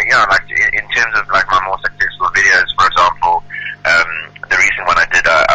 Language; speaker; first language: English; native; English